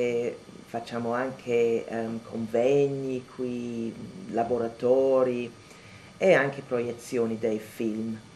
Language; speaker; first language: Italian; non-native, fluent; English